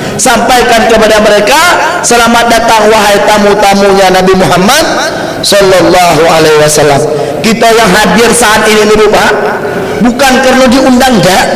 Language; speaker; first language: Malay; native; Malay